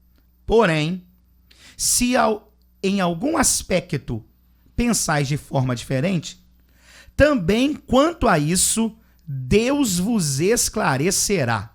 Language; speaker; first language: Portuguese; native; Portuguese